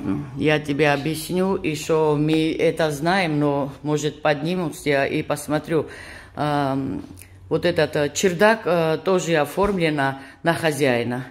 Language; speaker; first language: Russian; non-native, fluent; Georgian